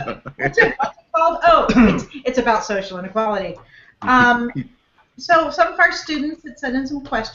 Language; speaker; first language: English; native; English